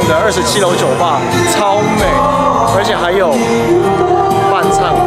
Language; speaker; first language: Chinese; native; Chinese